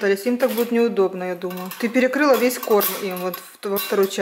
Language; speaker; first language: Russian; native; Russian